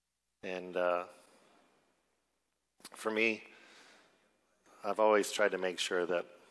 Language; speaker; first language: English; native; English